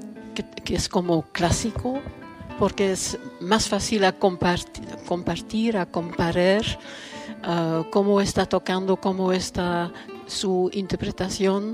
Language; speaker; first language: Spanish; non-native, learner; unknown